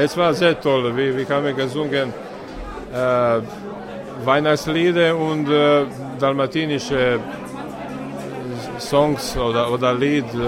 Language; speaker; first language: German; non-native, learner; Croatian